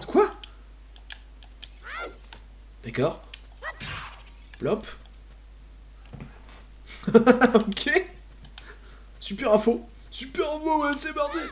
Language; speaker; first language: French; native; French